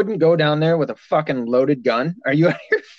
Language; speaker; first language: English; native; English